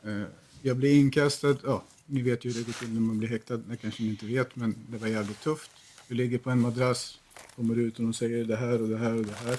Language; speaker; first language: Swedish; native; Swedish